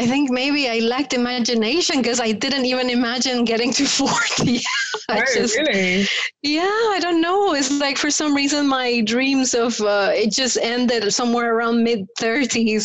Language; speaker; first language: English; non-native, fluent; Spanish